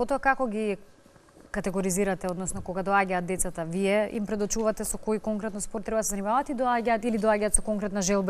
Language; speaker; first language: Macedonian; native; Macedonian